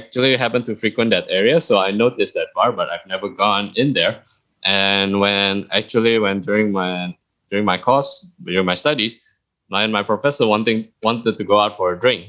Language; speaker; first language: English; early bilingual, other home language; Indonesian